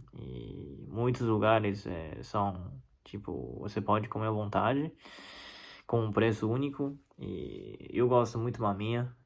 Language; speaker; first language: Portuguese; non-native, fluent; Chinese